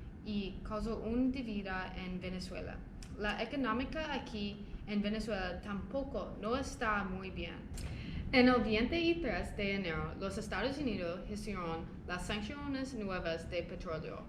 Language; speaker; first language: Spanish; non-native, learner; English